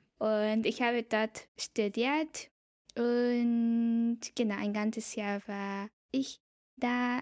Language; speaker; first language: German; non-native, fluent; Japanese